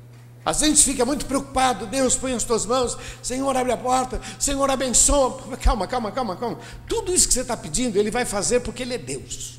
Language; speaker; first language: Portuguese; native; Portuguese